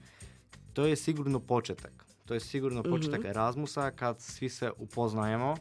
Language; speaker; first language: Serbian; non-native, fluent; Polish